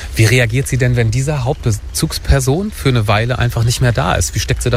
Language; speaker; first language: German; native; German